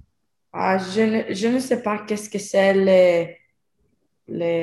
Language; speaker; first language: French; non-native, learner; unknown